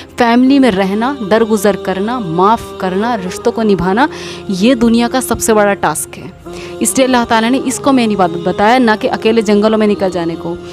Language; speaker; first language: Urdu; native; Urdu